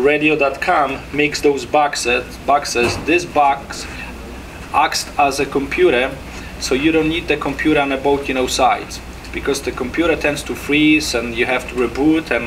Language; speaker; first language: English; non-native, fluent; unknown